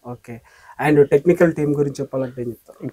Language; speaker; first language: Telugu; native; Telugu